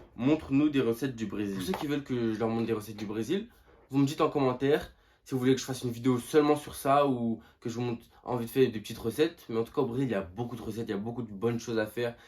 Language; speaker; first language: French; early bilingual, other home language; Portuguese